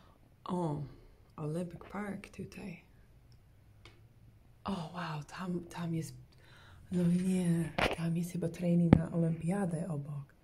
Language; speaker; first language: Polish; early bilingual, heritage; English